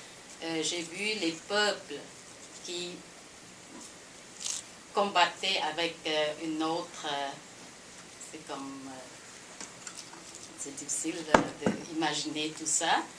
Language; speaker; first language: French; non-native, fluent; Khmer